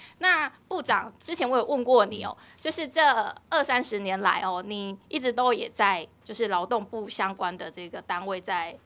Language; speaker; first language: Chinese; native; Chinese